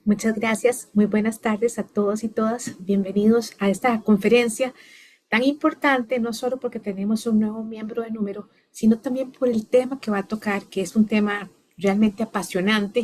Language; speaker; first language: Spanish; native; Spanish